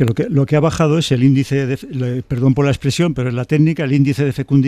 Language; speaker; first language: Spanish; native; Spanish